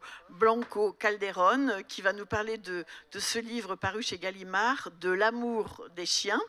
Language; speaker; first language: French; native; French